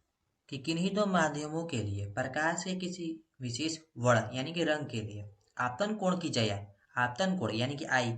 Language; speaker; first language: Hindi; native; Hindi